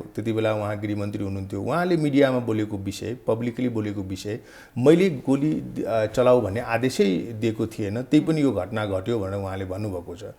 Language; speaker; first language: Nepali; non-native, local second language; Maithili